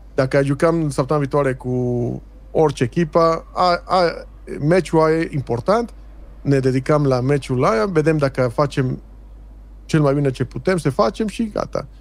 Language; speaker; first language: Romanian; non-native, fluent; Spanish